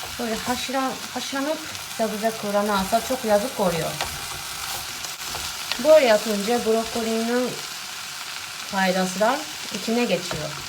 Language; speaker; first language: Turkish; non-native, fluent; Japanese